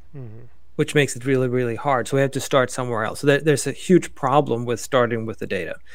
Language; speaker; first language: English; non-native, fluent; Swedish